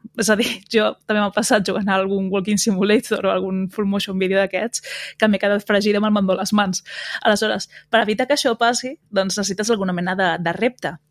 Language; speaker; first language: Catalan; native; Catalan